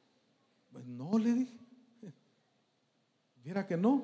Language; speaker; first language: Spanish; native; Spanish